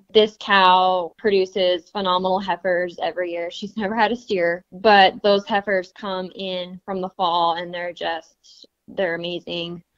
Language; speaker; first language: English; native; English